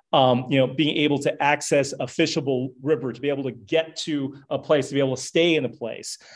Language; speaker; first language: English; native; English